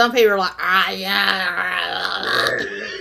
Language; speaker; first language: English; native; English